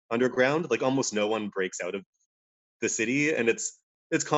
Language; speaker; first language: English; native; English